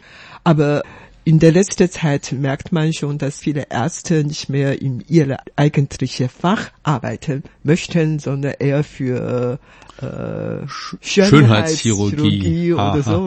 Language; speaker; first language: German; non-native, fluent; Chinese